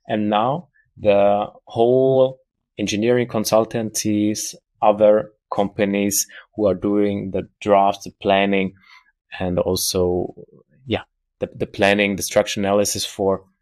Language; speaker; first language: English; non-native, fluent; German